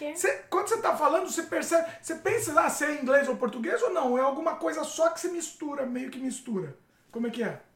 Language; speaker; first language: Portuguese; native; Portuguese